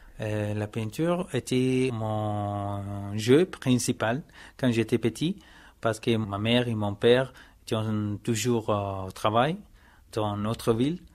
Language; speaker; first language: French; non-native, learner; Italian